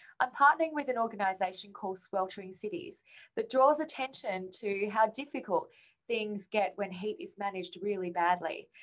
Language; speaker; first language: English; native; English